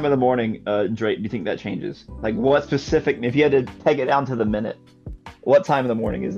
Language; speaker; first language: English; native; English